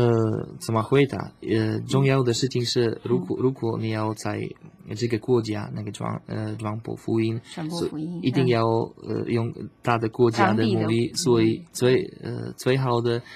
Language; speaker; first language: Chinese; non-native, learner; Slovak